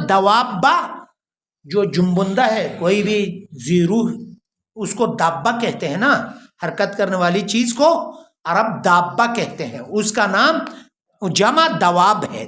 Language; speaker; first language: Urdu; non-native, local second language; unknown